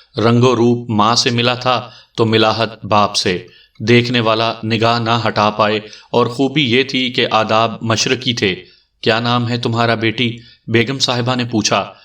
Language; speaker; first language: Urdu; native; Urdu